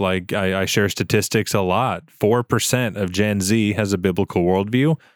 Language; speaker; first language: English; native; English